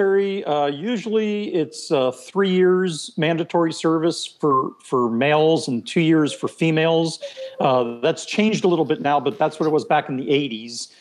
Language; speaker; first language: English; non-native, fluent; Hebrew